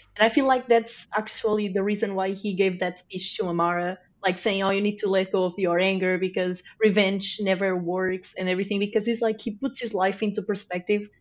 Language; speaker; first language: English; non-native, fluent; Portuguese